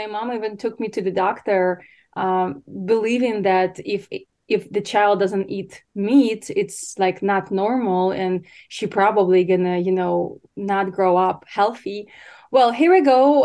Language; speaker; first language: English; non-native, fluent; Ukrainian